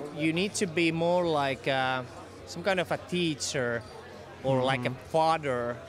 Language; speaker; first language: English; non-native, fluent; Finnish